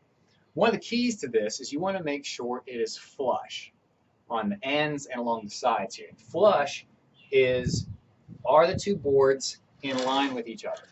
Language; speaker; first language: English; native; English